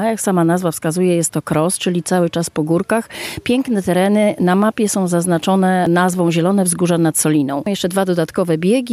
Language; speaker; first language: Polish; native; Polish